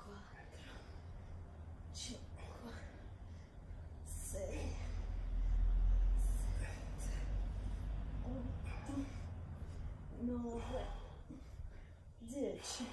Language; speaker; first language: Italian; non-native, learner; Russian